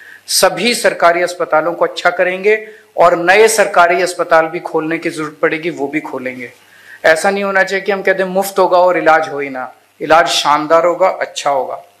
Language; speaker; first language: Hindi; native; Hindi